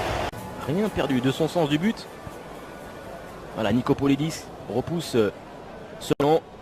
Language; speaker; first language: French; native; French